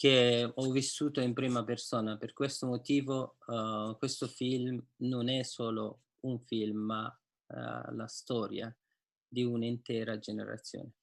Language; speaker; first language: Italian; non-native, fluent; Persian